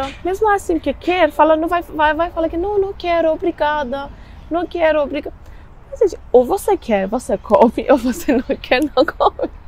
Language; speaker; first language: Portuguese; non-native, learner; Persian